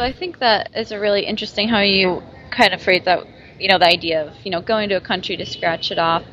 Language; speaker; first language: English; native; English